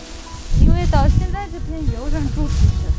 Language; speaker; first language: Chinese; non-native, fluent; Russian